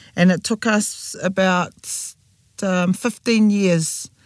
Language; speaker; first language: English; native; English